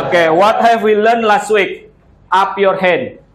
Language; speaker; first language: English; non-native, learner; Indonesian